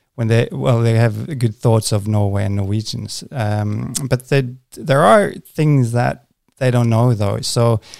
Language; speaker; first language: English; non-native, fluent; Norwegian